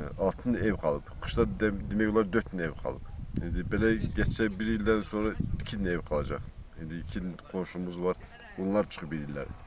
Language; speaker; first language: Azerbaijani; non-native, local second language; Lezghian